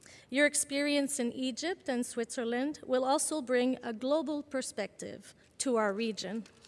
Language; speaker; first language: English; non-native, local second language; French